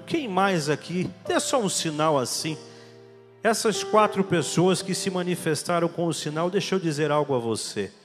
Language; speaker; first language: Portuguese; native; Portuguese